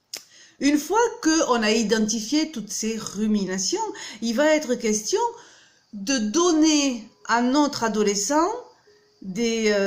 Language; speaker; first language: French; native; French